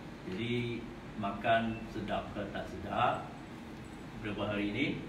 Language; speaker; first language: Indonesian; non-native, learner; Khmer